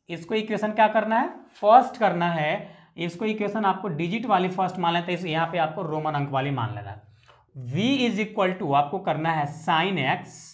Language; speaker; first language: Hindi; native; Hindi